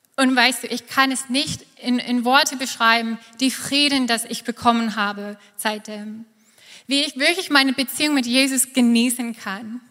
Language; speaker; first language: German; non-native, fluent; English